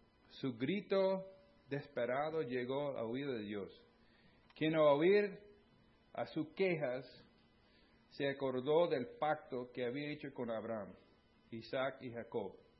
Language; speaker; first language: Spanish; non-native, fluent; English